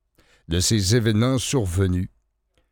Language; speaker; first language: French; native; French